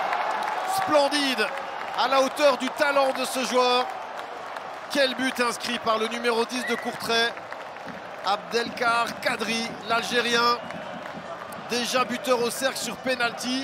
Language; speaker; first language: French; native; French